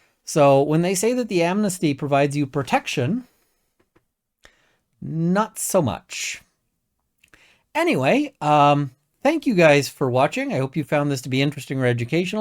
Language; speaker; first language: English; native; English